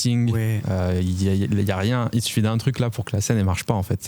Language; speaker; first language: French; native; French